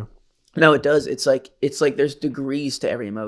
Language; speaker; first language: English; native; English